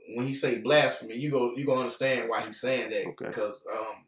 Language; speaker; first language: English; native; English